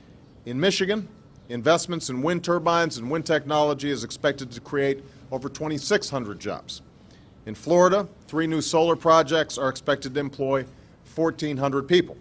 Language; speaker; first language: English; native; English